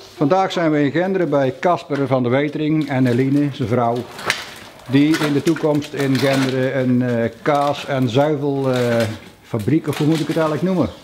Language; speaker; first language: Dutch; native; Dutch